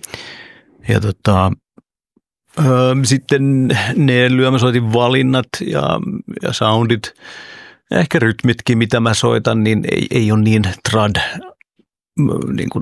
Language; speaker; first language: Finnish; early bilingual, other home language; Oromo